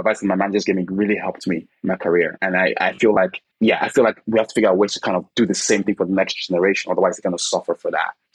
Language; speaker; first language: English; non-native, local second language; Igbo